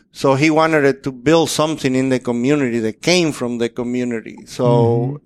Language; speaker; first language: English; non-native, fluent; Spanish